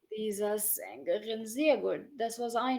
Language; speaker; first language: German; non-native, learner; Urdu